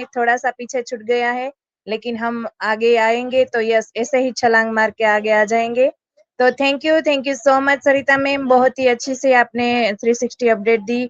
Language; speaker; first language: Hindi; native; Hindi